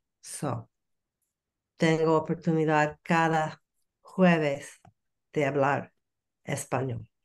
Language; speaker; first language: Spanish; non-native, learner; English